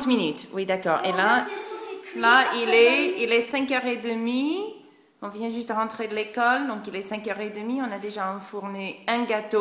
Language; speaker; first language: French; non-native, fluent; English